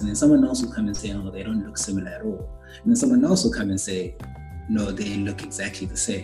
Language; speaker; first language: English; non-native, local second language; North Ndebele